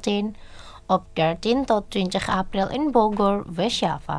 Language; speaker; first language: Dutch; non-native, fluent; Indonesian